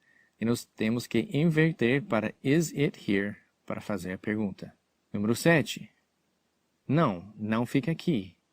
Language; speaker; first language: Portuguese; non-native, fluent; English